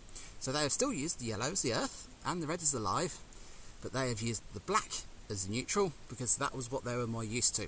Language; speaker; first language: English; native; English